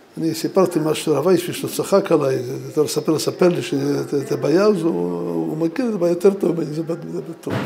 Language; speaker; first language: Hebrew; non-native, fluent; Russian